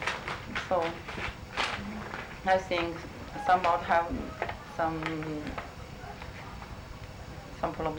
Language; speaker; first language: English; non-native, learner; Chinese